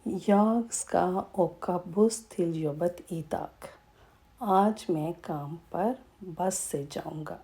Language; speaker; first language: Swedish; non-native, fluent; Urdu